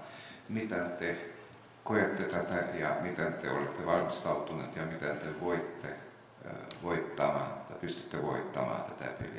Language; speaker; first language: Finnish; non-native, fluent; Romanian